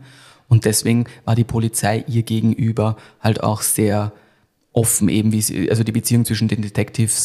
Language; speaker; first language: German; native; German